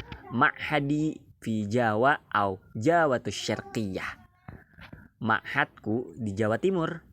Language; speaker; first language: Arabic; non-native, learner; Indonesian